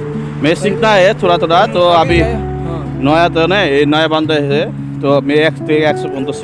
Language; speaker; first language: Hindi; non-native, learner; Nepali